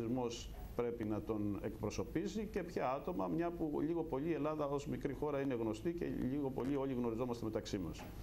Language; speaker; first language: Greek; native; Greek